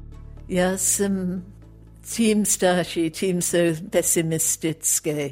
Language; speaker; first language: Czech; non-native, fluent; English